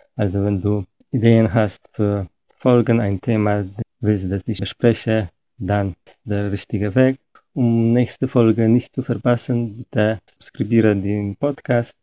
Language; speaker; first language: German; non-native, fluent; Polish